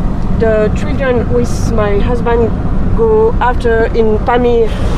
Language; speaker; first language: English; non-native, learner; French